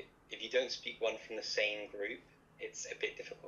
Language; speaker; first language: English; native; English